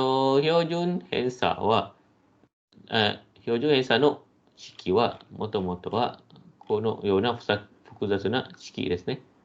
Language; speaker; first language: Japanese; non-native, fluent; Malay